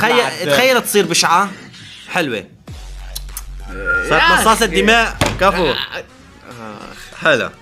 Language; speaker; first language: Arabic; native; Arabic